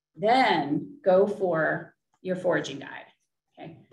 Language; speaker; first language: English; native; English